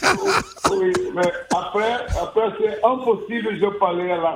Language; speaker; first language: French; non-native, learner; Portuguese